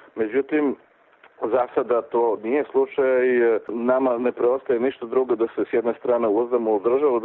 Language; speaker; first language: Serbian; native; Serbian